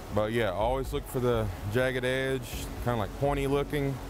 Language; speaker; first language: English; native; English